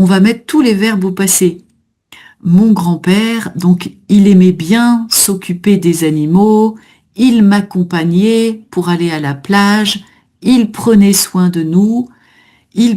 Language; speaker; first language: French; native; French